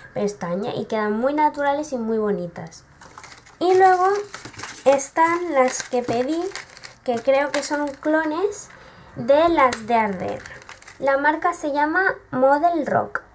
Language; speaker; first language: Spanish; native; Spanish